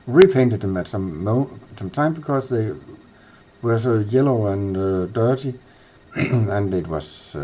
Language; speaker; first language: English; non-native, fluent; Danish